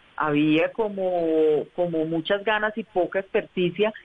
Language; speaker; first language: Spanish; native; Spanish